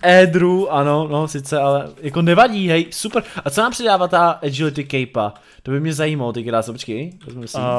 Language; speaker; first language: Czech; native; Czech